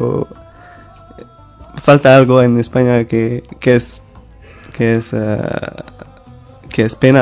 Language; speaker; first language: Spanish; non-native, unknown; French